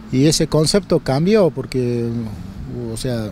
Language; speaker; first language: Spanish; native; Spanish